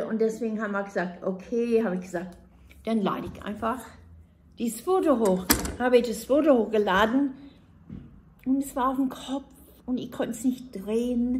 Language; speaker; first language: German; non-native, fluent; English